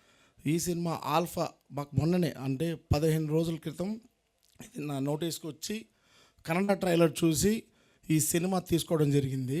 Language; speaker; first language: Telugu; native; Telugu